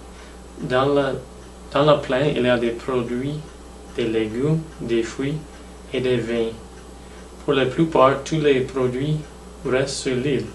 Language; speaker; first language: French; non-native, learner; English